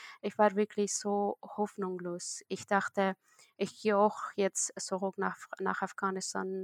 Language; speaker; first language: German; non-native, learner; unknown